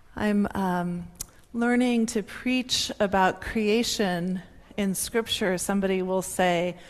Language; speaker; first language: English; native; English